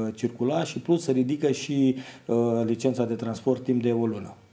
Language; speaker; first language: Romanian; native; Romanian